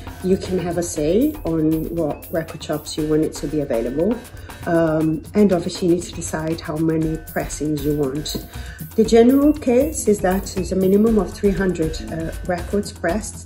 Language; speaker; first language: English; non-native, fluent; Portuguese